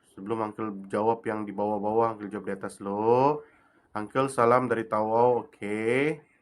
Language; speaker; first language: Malay; native; Malay